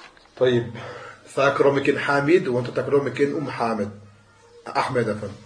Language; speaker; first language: Arabic; non-native, fluent; French